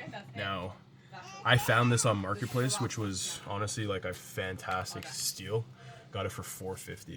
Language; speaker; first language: English; native; English